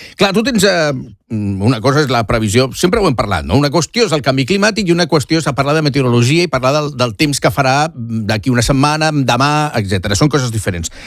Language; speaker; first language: Catalan; native; Catalan